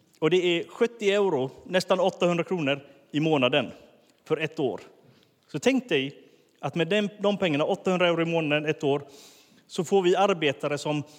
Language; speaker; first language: Swedish; early bilingual, other home language; Finnish